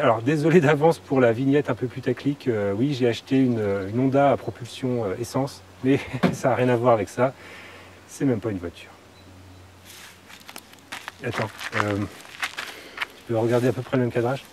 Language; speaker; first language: French; native; French